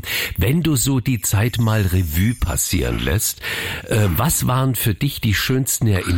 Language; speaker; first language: German; native; German